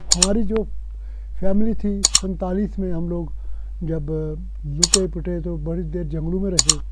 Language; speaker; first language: Urdu; non-native, local second language; Punjabi